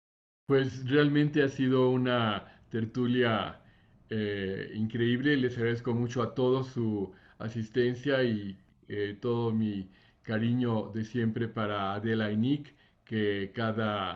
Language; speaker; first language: Spanish; native; Spanish